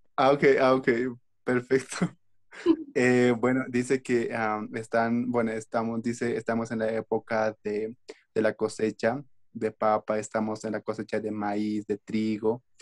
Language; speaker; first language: Spanish; native; Spanish